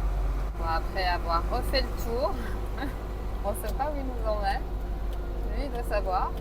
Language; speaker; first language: French; native; French